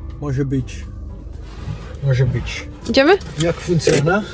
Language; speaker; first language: Polish; non-native, learner; Italian